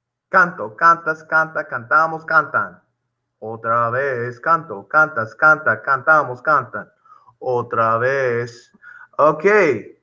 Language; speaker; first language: Spanish; non-native, fluent; English